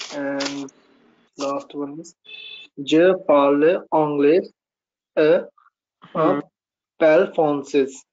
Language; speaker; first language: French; non-native, learner; Hindi